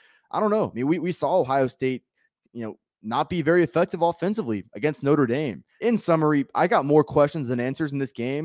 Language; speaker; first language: English; native; English